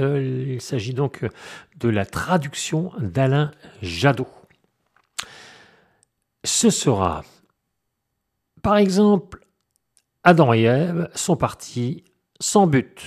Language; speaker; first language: French; native; French